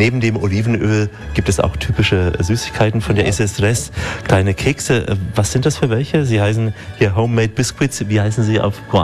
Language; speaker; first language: German; native; German